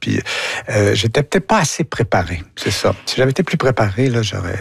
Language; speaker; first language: French; native; French